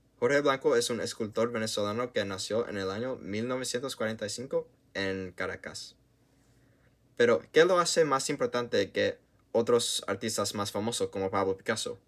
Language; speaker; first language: Spanish; non-native, learner; English